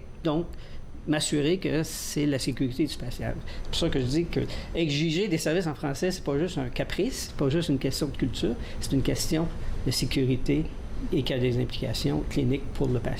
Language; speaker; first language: French; native; French